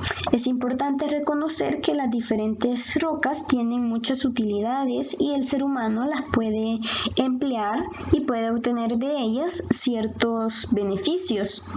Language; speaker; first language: Spanish; native; Spanish